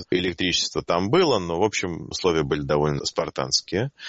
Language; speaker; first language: Russian; native; Russian